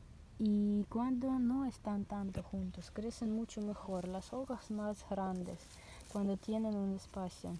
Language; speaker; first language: Spanish; non-native, learner; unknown